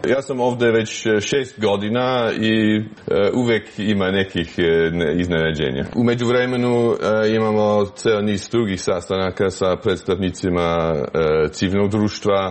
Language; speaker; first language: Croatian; non-native, fluent; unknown